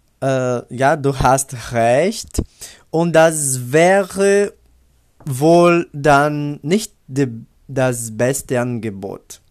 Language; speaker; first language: German; non-native, learner; Portuguese